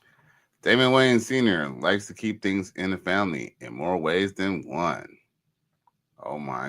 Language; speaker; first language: English; native; English